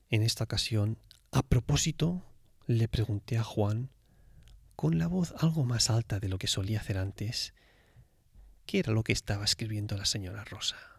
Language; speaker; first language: Spanish; native; Spanish